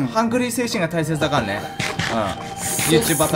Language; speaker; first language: Japanese; native; Japanese